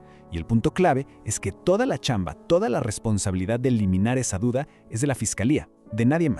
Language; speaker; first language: Spanish; native; Spanish